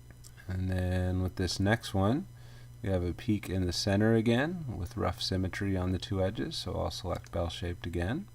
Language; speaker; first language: English; native; English